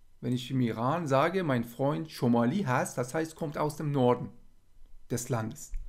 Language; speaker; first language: German; non-native, fluent; Persian